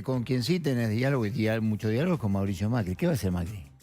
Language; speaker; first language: Spanish; native; Spanish